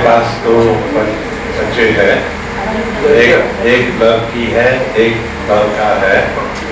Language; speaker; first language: Hindi; early bilingual, heritage; Hindi